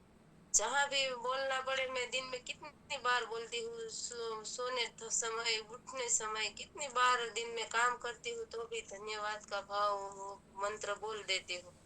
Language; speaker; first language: Hindi; non-native, local second language; Gujarati